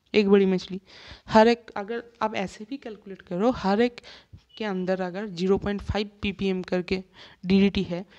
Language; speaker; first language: Hindi; non-native, local second language; Bangla